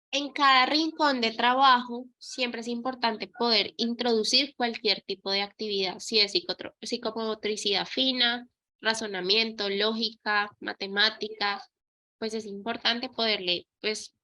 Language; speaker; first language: Spanish; native; Spanish